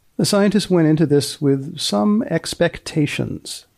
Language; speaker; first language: English; native; English